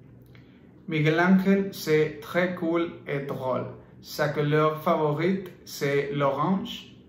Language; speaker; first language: French; non-native, learner; Spanish